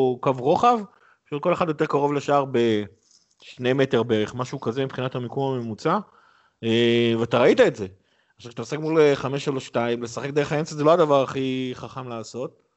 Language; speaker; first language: Hebrew; native; Hebrew